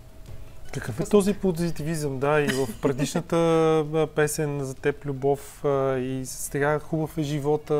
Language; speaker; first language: Bulgarian; native; Bulgarian